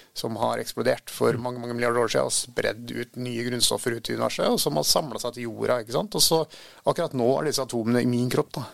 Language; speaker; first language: Norwegian; early bilingual, other home language; Swedish